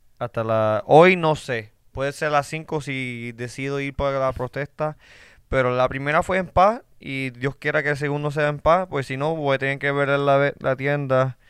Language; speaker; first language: Spanish; early bilingual, heritage; Spanish